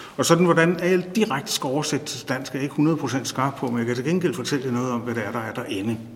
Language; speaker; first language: Danish; native; Danish